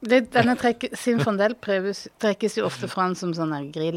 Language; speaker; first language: Norwegian; native; Norwegian